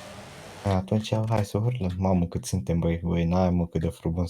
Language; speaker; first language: Romanian; native; Romanian